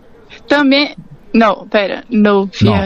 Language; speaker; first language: Spanish; non-native, learner; Portuguese